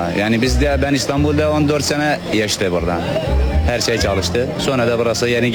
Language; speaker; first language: Turkish; non-native, learner; Arabic